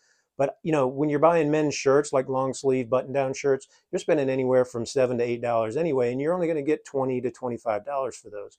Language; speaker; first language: English; native; English